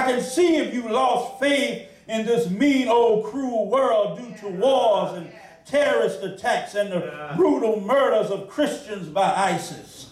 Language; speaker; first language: English; native; English